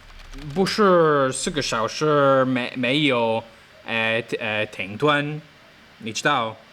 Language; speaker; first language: Chinese; non-native, learner; English